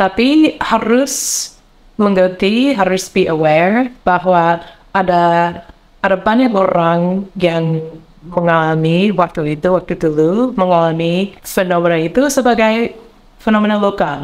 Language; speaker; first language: Indonesian; non-native, learner; English